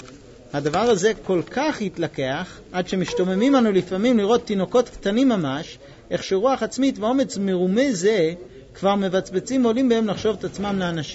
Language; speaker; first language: Hebrew; native; Hebrew